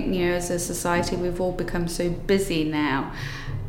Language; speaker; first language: English; native; English